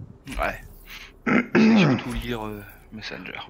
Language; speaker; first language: French; native; French